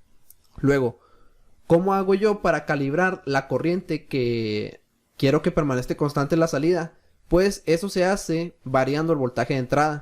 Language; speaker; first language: Spanish; native; Spanish